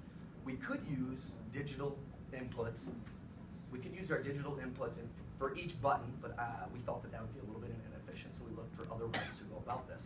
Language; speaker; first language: English; native; English